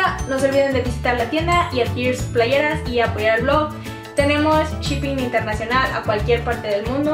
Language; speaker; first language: Spanish; native; Spanish